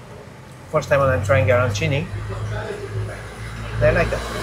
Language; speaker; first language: English; non-native, learner; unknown